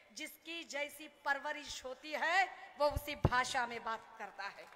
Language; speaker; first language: Hindi; non-native, local second language; Marathi